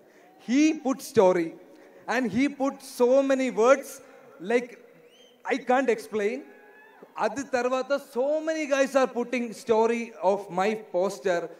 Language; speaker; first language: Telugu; non-native, learner; Malayalam